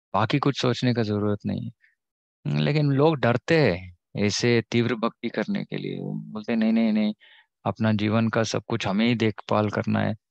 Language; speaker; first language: Hindi; non-native, local second language; Kannada